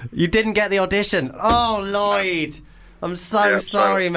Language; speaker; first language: English; native; English